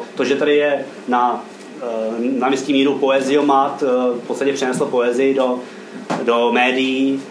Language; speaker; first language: Czech; native; Czech